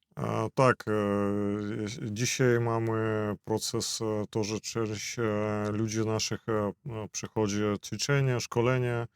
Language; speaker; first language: Polish; non-native, fluent; Belarusian